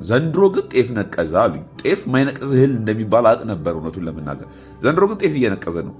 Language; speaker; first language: Amharic; native; Amharic